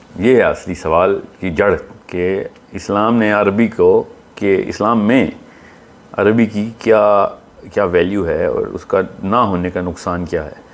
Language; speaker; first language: Urdu; native; Urdu